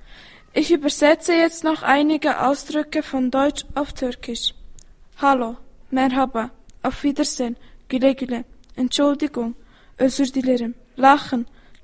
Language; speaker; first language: German; early bilingual, other home language; Turkish